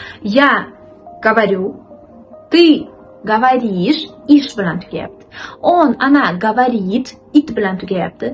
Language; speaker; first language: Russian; non-native, local second language; Uzbek